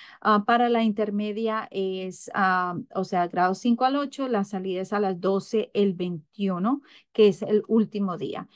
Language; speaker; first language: Spanish; early bilingual, heritage; English